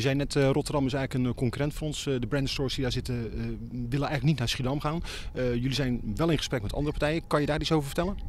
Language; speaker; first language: Dutch; native; Dutch